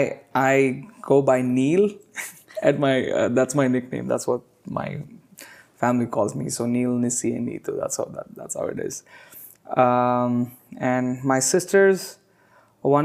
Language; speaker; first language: English; non-native, local second language; Telugu